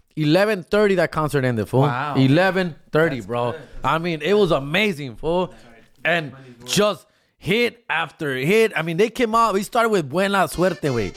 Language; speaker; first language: English; early bilingual, other home language; Spanish